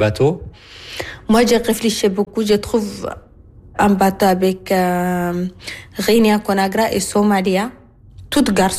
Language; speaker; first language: French; non-native, learner; Arabic